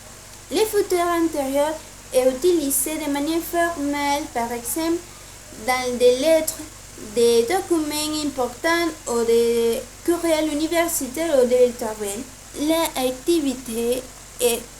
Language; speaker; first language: French; non-native, learner; Spanish